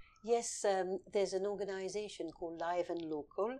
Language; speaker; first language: English; early bilingual, other home language; French